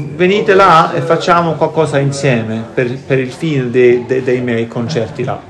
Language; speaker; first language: Italian; non-native, fluent; Norwegian